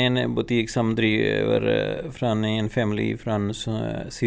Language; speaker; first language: Swedish; non-native, learner; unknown